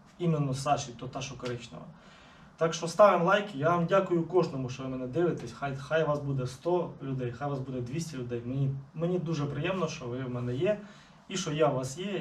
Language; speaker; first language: Ukrainian; non-native, local second language; Russian